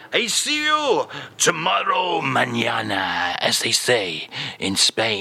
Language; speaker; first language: English; native; English